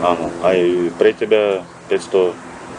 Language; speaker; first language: Slovak; non-native, learner; Russian